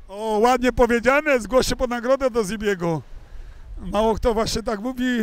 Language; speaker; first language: Polish; native; Polish